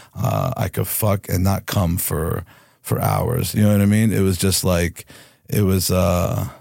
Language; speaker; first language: English; native; English